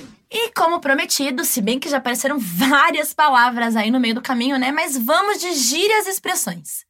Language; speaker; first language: Portuguese; native; Portuguese